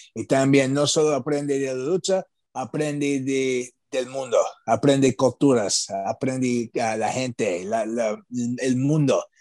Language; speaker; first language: Spanish; non-native, learner; English